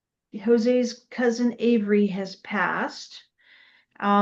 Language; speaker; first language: English; native; English